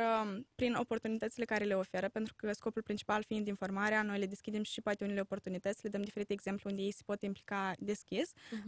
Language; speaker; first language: Romanian; native; Romanian